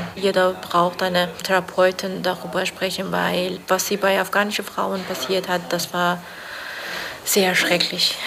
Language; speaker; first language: German; non-native, learner; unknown